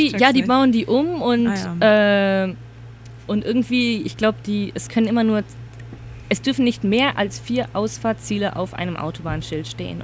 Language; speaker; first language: German; native; German